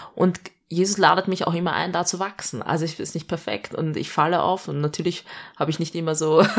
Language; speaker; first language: German; early bilingual, other home language; Malayalam